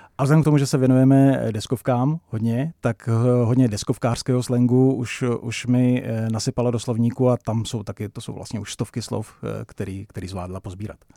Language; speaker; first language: Czech; native; Czech